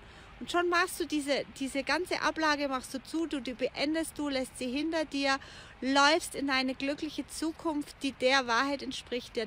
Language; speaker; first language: German; native; German